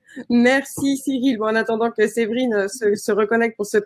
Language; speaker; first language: French; native; French